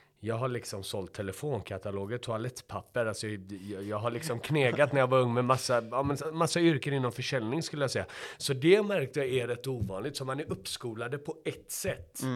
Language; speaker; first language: Swedish; early bilingual, other home language; Persian